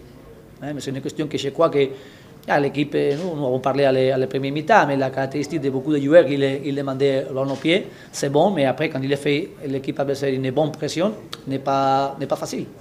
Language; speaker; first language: French; non-native, learner; Spanish